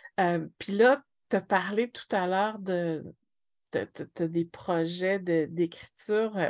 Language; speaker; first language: French; native; French